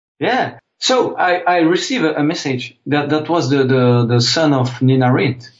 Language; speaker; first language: English; non-native, fluent; French